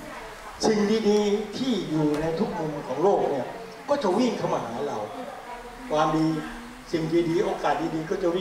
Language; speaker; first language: Thai; native; Thai